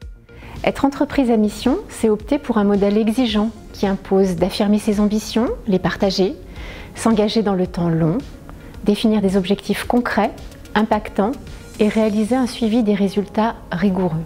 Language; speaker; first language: French; native; French